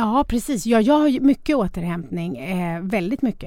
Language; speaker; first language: Swedish; native; Swedish